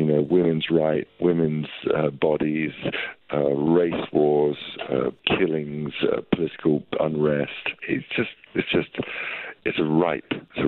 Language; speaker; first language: English; native; English